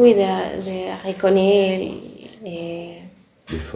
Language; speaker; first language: French; non-native, learner; Spanish